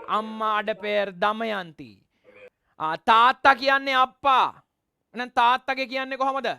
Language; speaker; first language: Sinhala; non-native, local second language; Tamil